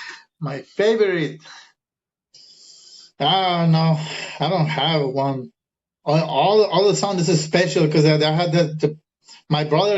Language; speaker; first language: English; early bilingual, other home language; Spanish